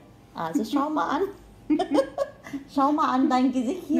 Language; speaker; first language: German; non-native, learner; Vietnamese